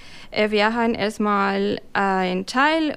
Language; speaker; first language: German; non-native, fluent; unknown